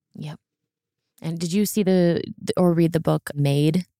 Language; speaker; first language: English; native; English